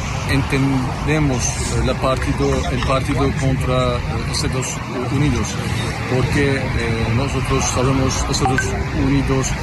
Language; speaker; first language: Spanish; non-native, learner; Turkish